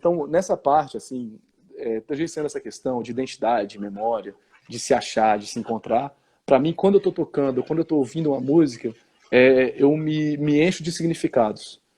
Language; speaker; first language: Portuguese; early bilingual, heritage; Portuguese